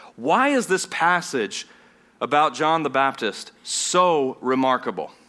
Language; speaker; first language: English; non-native, fluent; German